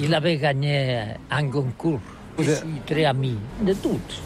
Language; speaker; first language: French; non-native, learner; Catalan